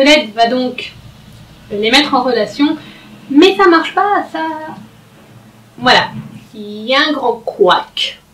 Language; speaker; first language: French; native; French